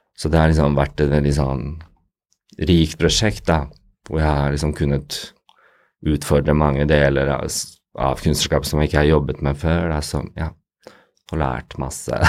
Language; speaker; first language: Norwegian; early bilingual, other home language; Bosnian